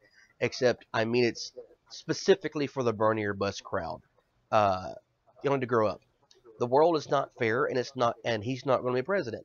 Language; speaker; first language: English; native; English